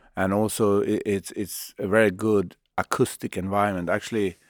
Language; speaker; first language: English; non-native, fluent; Swedish